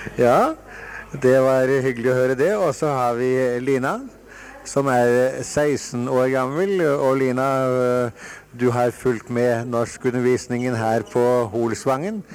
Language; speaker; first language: Norwegian; native; Norwegian